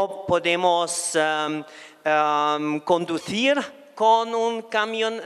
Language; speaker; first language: Spanish; non-native, fluent; German